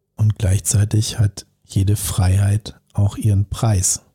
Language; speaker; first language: German; native; German